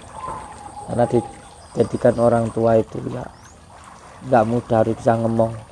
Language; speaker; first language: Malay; non-native, local second language; Javanese